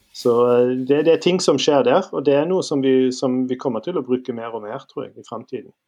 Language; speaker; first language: Norwegian; non-native, fluent; German